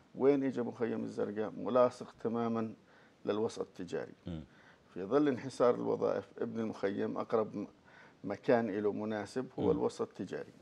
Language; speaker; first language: Arabic; native; Arabic